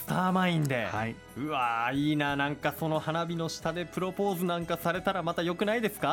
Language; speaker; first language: Japanese; native; Japanese